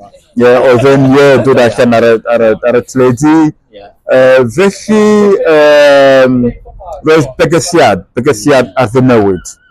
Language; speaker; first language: Welsh; non-native, fluent; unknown